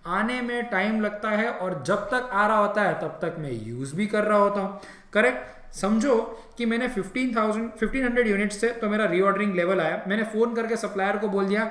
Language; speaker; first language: Hindi; native; Hindi